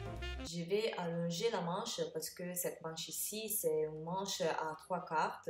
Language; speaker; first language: French; non-native, fluent; Italian